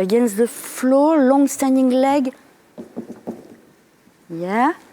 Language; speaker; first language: English; non-native, fluent; French